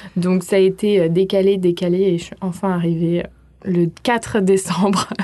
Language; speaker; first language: French; native; French